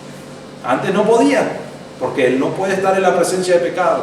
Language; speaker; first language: Spanish; native; Spanish